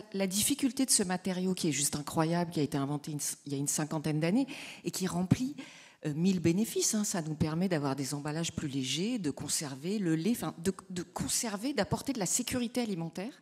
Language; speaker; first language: French; native; French